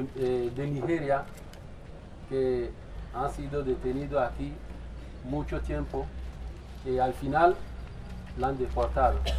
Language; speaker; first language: Spanish; non-native, fluent; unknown